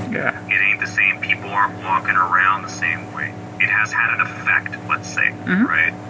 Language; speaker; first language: English; native; English